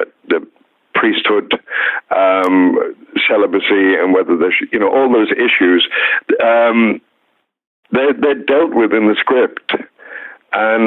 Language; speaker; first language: English; native; English